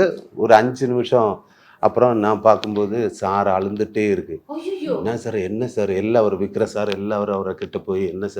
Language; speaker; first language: Tamil; non-native, learner; Malayalam